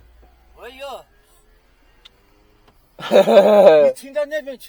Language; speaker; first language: Chinese; non-native, local second language; Uyghur